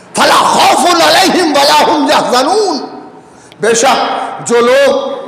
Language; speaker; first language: Urdu; native; Urdu